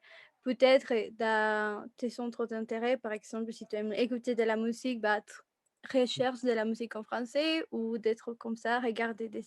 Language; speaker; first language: French; non-native, fluent; Spanish